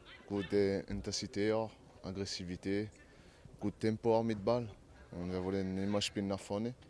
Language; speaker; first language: German; non-native, learner; French